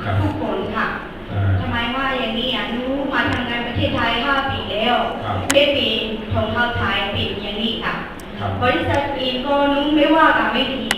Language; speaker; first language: Thai; non-native, learner; Burmese